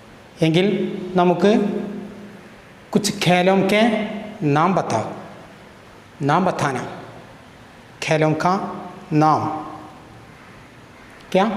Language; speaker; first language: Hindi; non-native, local second language; Malayalam